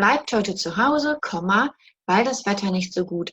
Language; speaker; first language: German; non-native, fluent; English